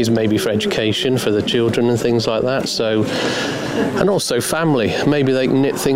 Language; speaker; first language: English; native; English